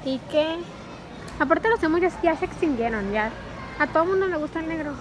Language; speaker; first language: Spanish; native; Spanish